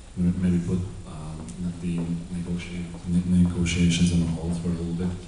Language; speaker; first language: English; non-native, fluent; Slovak